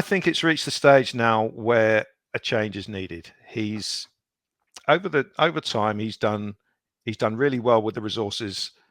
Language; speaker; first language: English; native; English